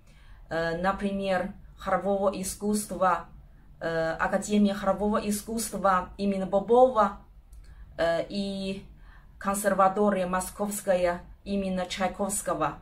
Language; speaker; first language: Russian; non-native, learner; Chinese